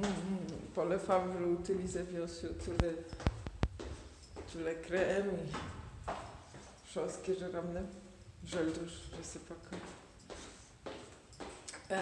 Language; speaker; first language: French; non-native, fluent; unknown